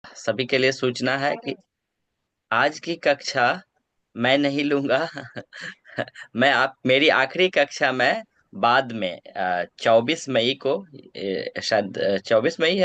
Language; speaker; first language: Hindi; native; Hindi